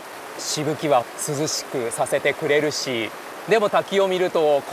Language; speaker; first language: Japanese; native; Japanese